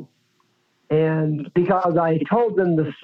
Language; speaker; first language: English; native; English